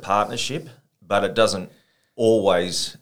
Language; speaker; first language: English; native; English